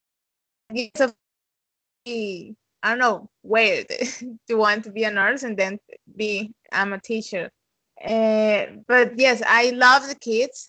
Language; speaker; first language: English; non-native, fluent; Spanish